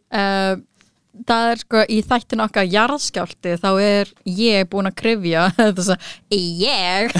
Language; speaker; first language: Icelandic; non-native, fluent; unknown